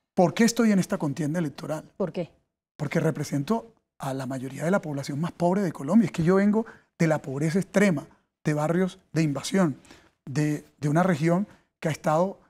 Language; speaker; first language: Spanish; native; Spanish